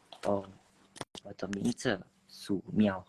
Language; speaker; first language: Chinese; non-native, learner; Indonesian